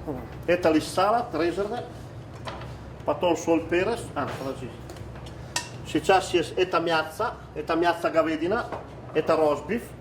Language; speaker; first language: Russian; non-native, learner; Italian